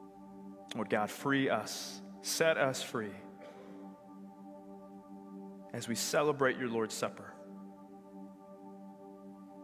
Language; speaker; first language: English; native; English